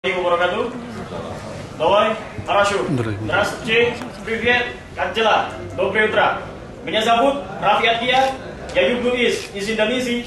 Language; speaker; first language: Russian; non-native, learner; Indonesian